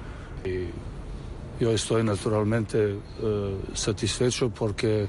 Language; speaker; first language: Spanish; non-native, learner; Serbian